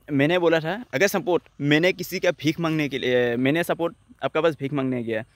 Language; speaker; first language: Hindi; non-native, local second language; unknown